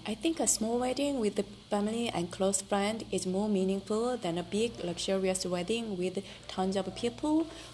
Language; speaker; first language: English; non-native, fluent; Korean